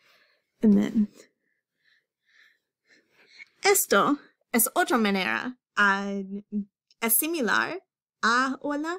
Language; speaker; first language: Spanish; non-native, fluent; English